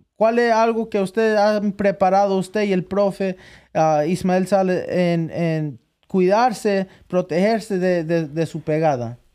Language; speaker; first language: Spanish; early bilingual, heritage; Spanish